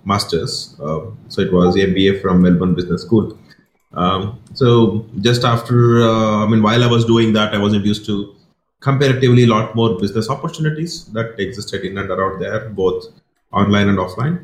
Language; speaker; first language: English; non-native, local second language; Kannada